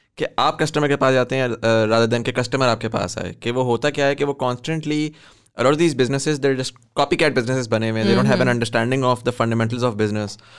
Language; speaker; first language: Hindi; native; Hindi